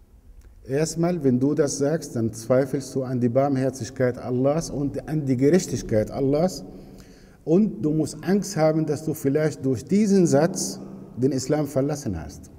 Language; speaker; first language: German; non-native, fluent; Arabic